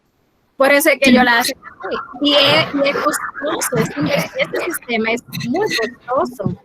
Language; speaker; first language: Spanish; native; Spanish